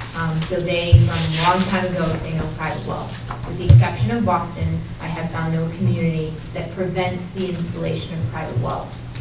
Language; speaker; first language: English; native; English